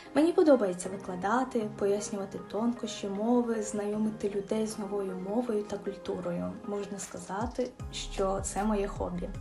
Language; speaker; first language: Ukrainian; non-native, fluent; Azerbaijani